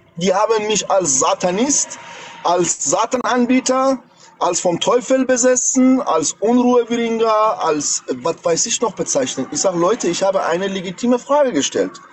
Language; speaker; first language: German; non-native, fluent; Persian